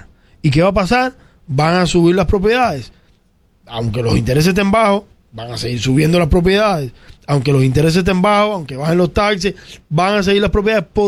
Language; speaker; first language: Spanish; native; Spanish